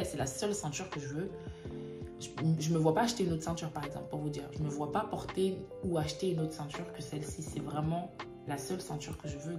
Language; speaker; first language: French; native; French